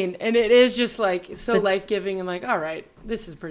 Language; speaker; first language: English; native; English